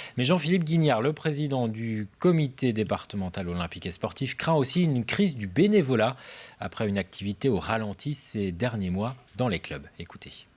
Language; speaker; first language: French; native; French